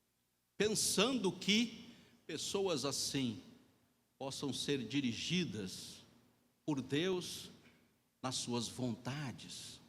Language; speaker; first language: Portuguese; native; Portuguese